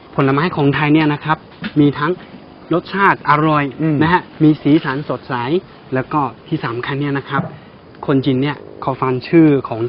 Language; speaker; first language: Thai; non-native, fluent; Chinese